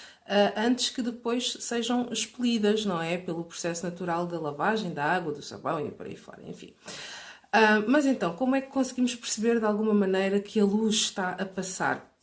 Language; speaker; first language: Portuguese; native; Portuguese